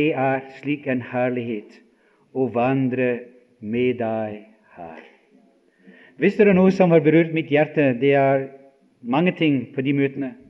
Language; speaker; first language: Norwegian; non-native, fluent; English